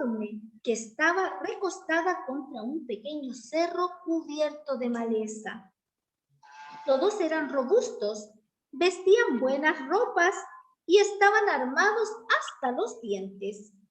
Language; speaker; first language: Spanish; native; Spanish